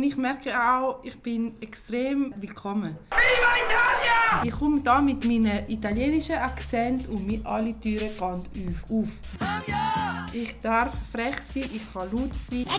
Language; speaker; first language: German; non-native, fluent; Italian